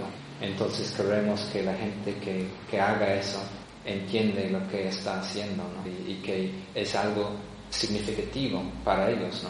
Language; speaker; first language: Spanish; non-native, fluent; English